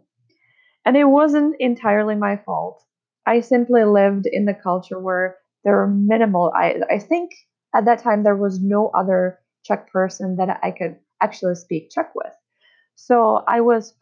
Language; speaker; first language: English; non-native, fluent; Czech